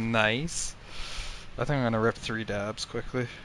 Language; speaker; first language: English; native; English